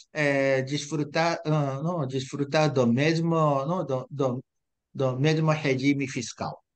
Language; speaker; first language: Portuguese; non-native, fluent; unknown